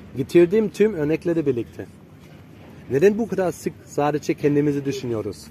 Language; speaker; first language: Turkish; non-native, fluent; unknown